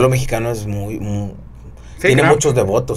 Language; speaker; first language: Spanish; native; Spanish